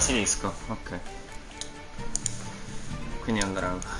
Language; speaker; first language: Italian; native; Italian